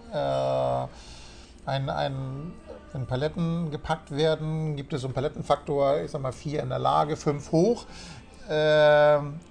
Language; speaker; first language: German; native; German